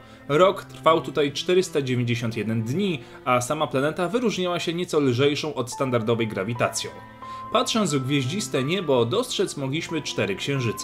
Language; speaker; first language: Polish; native; Polish